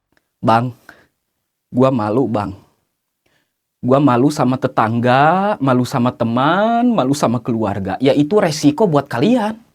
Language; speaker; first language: Indonesian; native; Indonesian